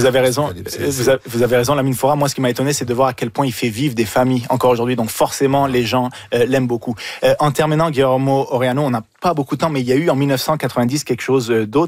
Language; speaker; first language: French; native; French